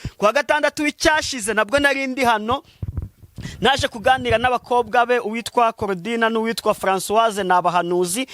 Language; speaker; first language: Kinyarwanda; native; Kinyarwanda